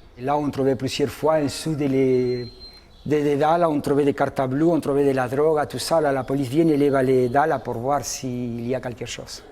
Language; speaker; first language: French; non-native, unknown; Spanish